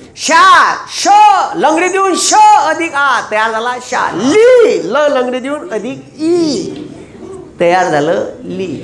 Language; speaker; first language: Marathi; native; Marathi